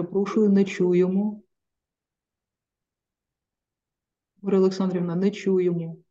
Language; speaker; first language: Ukrainian; native; Ukrainian